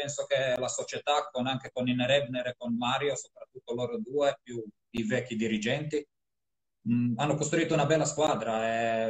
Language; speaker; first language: Italian; non-native, fluent; Croatian